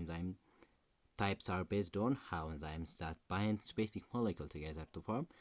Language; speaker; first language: English; non-native, local second language; Amharic